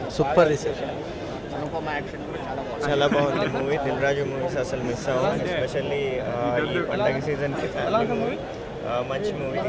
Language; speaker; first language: Telugu; native; Telugu